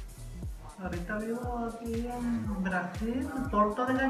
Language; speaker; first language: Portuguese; non-native, learner; Spanish